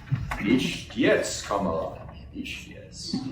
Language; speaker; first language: German; non-native, learner; English